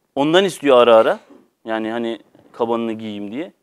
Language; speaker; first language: Turkish; native; Turkish